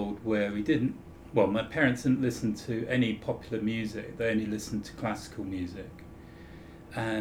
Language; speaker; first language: English; native; English